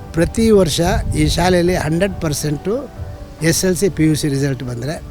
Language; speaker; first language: Kannada; native; Kannada